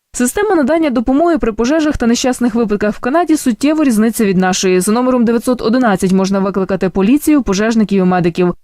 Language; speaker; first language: Ukrainian; native; Ukrainian